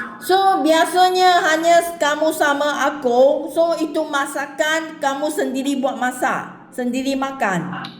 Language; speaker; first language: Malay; non-native, local second language; Chinese